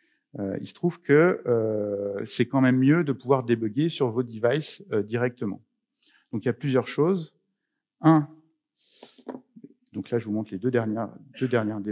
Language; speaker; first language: French; native; French